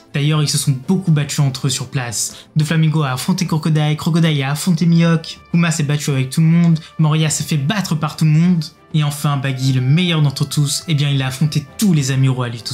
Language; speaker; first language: French; native; French